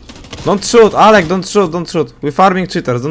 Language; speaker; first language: English; non-native, learner; Polish